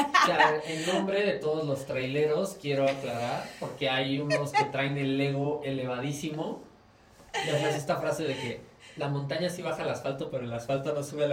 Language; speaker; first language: Spanish; native; Spanish